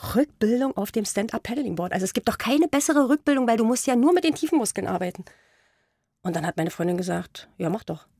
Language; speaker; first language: German; native; German